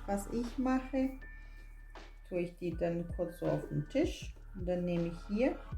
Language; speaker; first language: German; non-native, fluent; Portuguese